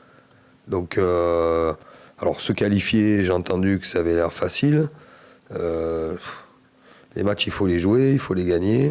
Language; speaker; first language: French; native; French